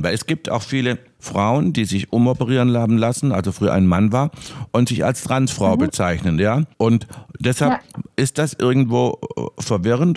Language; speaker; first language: German; native; German